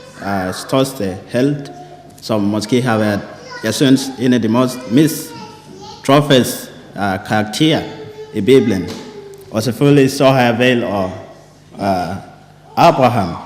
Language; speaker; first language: Danish; non-native, fluent; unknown